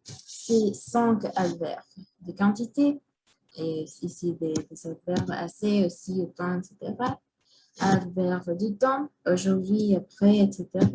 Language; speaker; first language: French; non-native, learner; Spanish